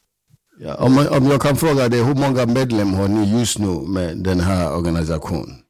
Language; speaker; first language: Swedish; non-native, fluent; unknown